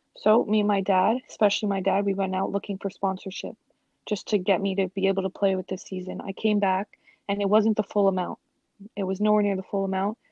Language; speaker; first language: English; native; English